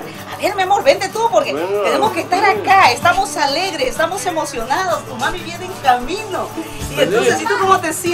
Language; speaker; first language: Spanish; native; Spanish